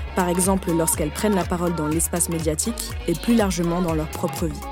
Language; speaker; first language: French; early bilingual, other home language; Romanian